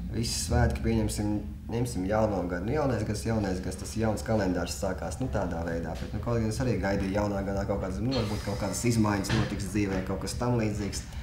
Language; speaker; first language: Latvian; non-native, local second language; Russian